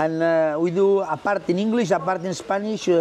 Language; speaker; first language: English; non-native, learner; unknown